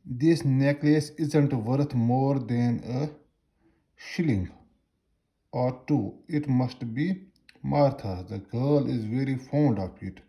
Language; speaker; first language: English; non-native, local second language; Urdu